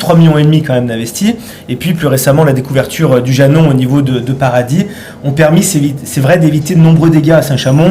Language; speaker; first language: French; native; French